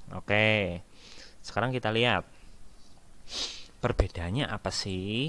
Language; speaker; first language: Indonesian; native; Indonesian